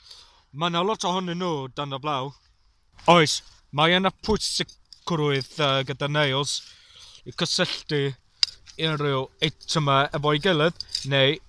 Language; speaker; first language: Welsh; non-native, learner; English